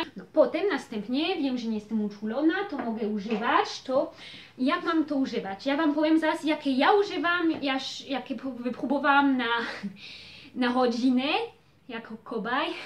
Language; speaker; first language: Polish; early bilingual, heritage; Polish